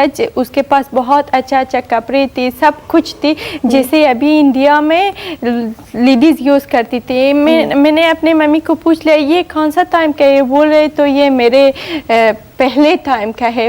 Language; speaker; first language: Hindi; non-native, learner; Persian